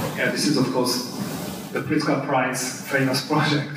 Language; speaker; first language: English; non-native, fluent; Japanese